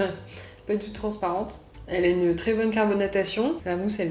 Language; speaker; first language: French; native; French